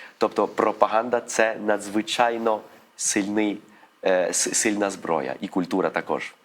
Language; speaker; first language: Ukrainian; early bilingual, heritage; Ukrainian